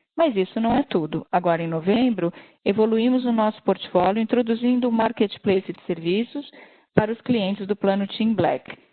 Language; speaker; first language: Portuguese; non-native, fluent; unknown